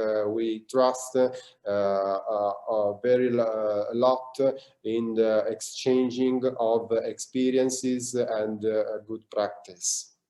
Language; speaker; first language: English; non-native, learner; Italian